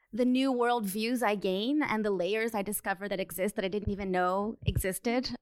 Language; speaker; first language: English; non-native, fluent; Portuguese